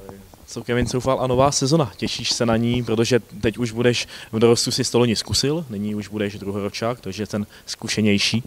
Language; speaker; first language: Czech; native; Czech